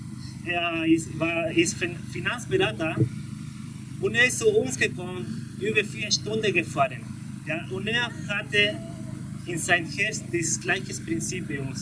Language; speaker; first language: German; non-native, learner; Spanish